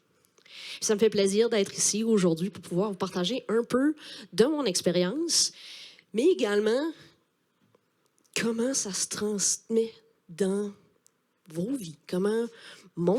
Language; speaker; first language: French; native; French